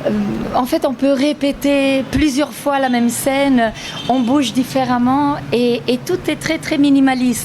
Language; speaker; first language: French; non-native, fluent; Italian